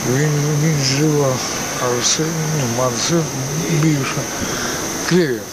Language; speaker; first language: Latvian; non-native, local second language; Russian